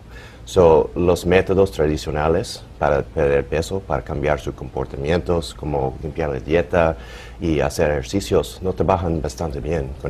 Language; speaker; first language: Spanish; early bilingual, heritage; English